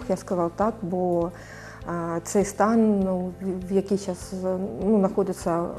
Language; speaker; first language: Ukrainian; non-native, local second language; Russian